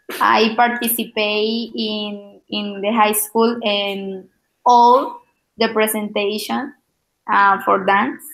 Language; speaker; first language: English; non-native, learner; Spanish